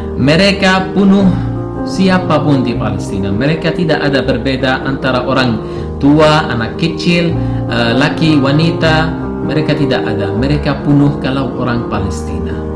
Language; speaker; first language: Indonesian; non-native, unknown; Arabic